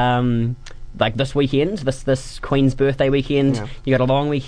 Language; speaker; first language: English; native; English